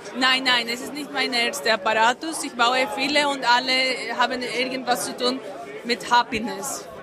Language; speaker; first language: German; non-native, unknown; Greek